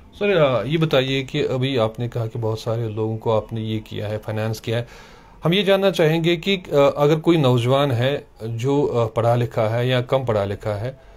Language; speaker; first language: Hindi; non-native, local second language; Kashmiri